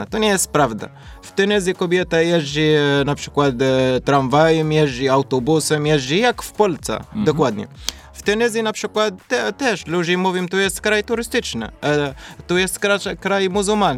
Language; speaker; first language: Polish; non-native, learner; Arabic